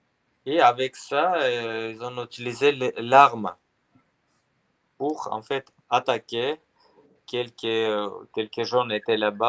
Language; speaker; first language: French; non-native, learner; Armenian